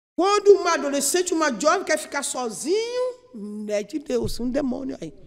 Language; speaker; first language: Portuguese; non-native, learner; Yoruba